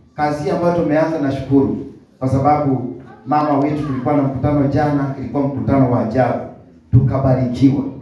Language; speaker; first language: Swahili; native; Swahili